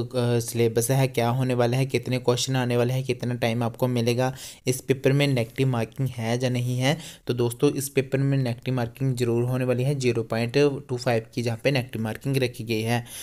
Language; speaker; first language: Hindi; native; Hindi